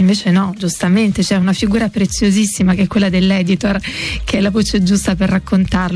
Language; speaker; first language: Italian; native; Italian